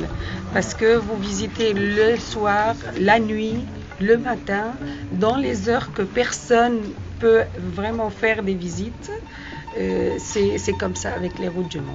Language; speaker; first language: French; non-native, fluent; Arabic